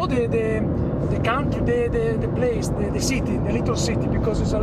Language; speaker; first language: English; non-native, learner; Italian